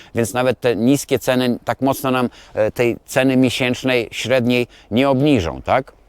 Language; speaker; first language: Polish; native; Polish